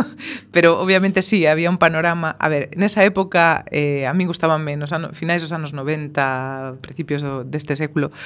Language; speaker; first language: Galician; non-native, local second language; Spanish